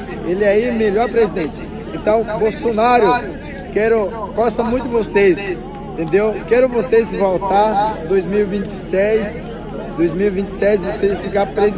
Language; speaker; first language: Portuguese; non-native, local second language; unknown